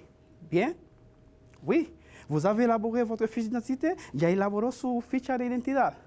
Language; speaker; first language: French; non-native, fluent; Spanish